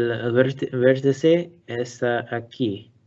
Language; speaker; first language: Spanish; non-native, learner; English